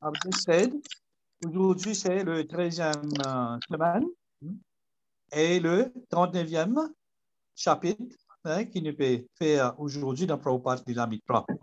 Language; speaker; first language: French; non-native, learner; Morisyen